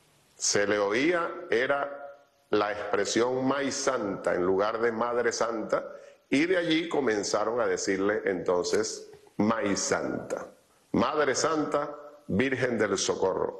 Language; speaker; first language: Spanish; native; Spanish